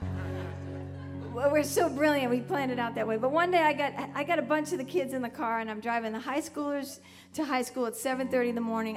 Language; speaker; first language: English; native; English